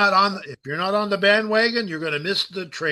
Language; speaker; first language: English; native; English